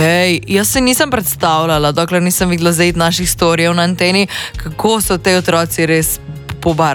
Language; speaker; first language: Slovenian; native; Slovenian